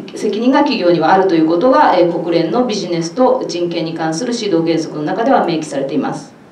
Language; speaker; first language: Japanese; native; Japanese